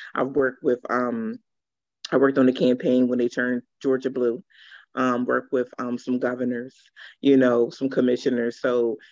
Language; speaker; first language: English; native; English